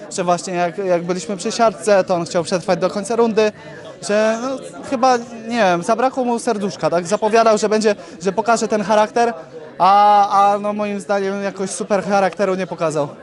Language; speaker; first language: Polish; native; Polish